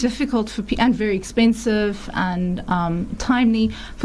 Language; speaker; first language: English; native; English